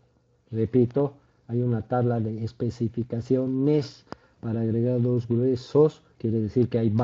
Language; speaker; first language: Spanish; native; Spanish